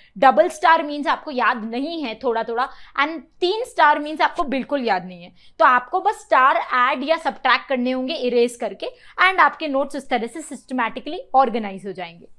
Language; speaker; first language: Hindi; native; Hindi